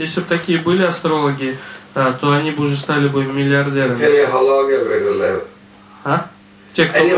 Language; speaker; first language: Russian; native; Russian